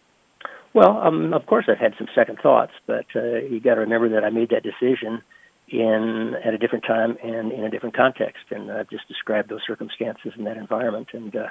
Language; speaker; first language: English; native; English